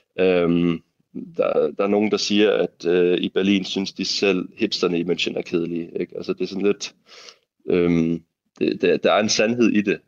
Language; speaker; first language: Danish; native; Danish